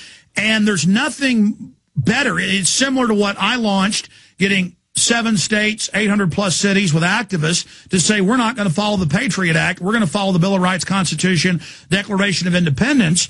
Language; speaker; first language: English; native; English